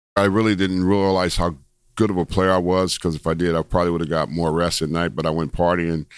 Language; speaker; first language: English; native; English